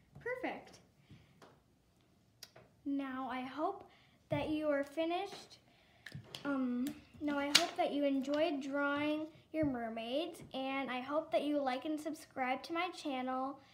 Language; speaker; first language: English; native; English